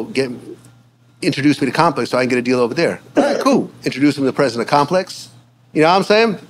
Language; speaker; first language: English; native; English